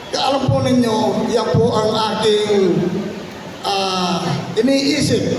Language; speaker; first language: Filipino; non-native, local second language; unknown